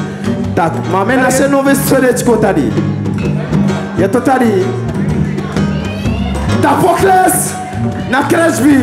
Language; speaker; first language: Czech; non-native, learner; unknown